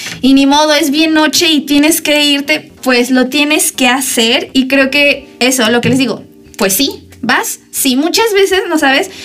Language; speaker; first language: Spanish; native; Spanish